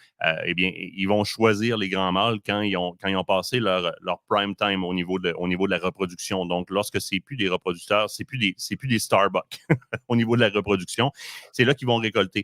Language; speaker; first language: French; native; French